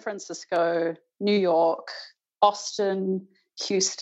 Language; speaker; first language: English; native; English